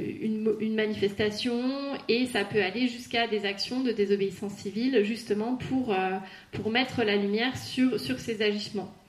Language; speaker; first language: French; native; French